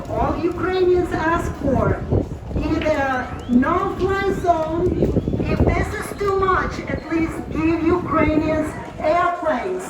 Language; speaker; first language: English; non-native, fluent; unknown